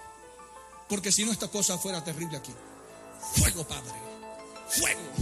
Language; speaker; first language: Spanish; native; Spanish